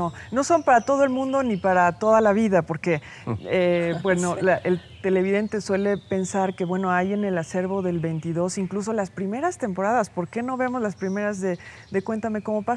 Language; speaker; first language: Spanish; native; Spanish